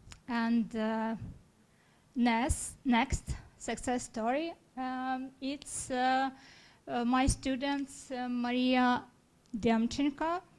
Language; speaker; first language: English; non-native, learner; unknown